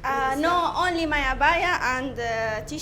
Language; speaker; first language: English; non-native, learner; Arabic